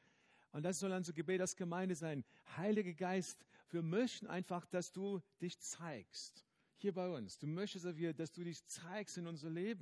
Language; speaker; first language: German; non-native, fluent; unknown